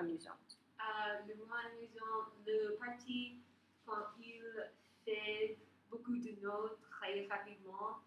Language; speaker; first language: French; non-native, learner; English